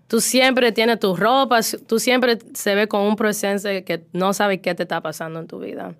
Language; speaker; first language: Spanish; early bilingual, heritage; Spanish